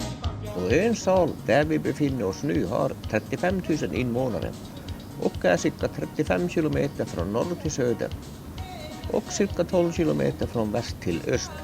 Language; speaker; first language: Swedish; native; Swedish